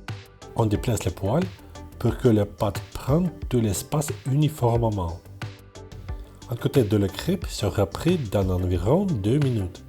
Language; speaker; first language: French; non-native, fluent; Russian